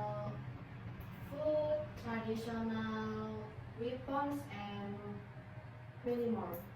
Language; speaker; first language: English; non-native, learner; Indonesian